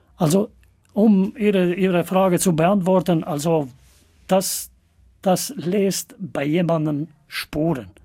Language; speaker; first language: German; non-native, fluent; Albanian